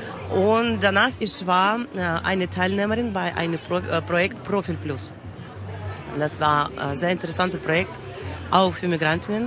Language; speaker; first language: German; non-native, learner; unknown